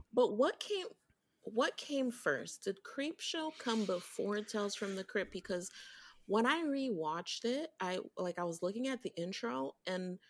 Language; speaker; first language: English; early bilingual, other home language; Haitian Creole